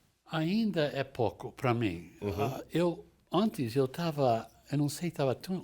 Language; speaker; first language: Portuguese; non-native, fluent; English